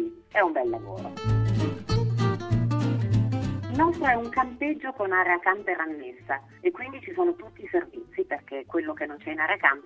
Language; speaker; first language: Italian; native; Italian